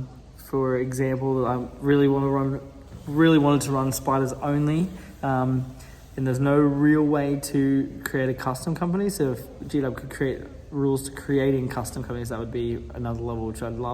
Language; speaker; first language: English; native; English